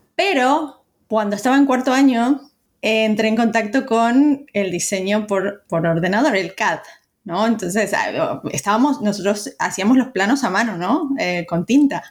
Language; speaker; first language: Spanish; native; Spanish